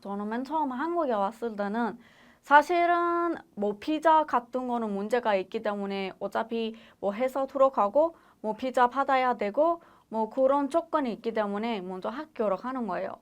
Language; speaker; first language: Korean; non-native, fluent; Persian